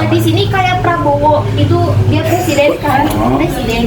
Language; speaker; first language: Indonesian; native; Indonesian